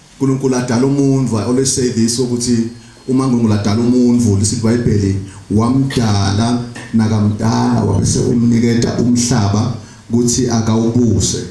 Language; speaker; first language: Zulu; non-native, local second language; Swati